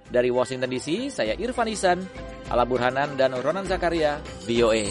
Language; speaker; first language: Indonesian; native; Indonesian